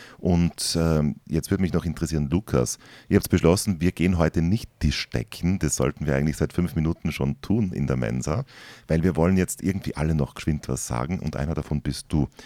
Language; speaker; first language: German; native; German